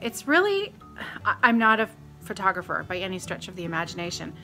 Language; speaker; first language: English; native; English